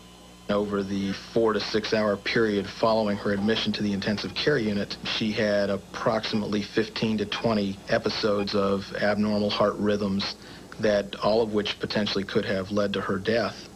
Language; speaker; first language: English; native; English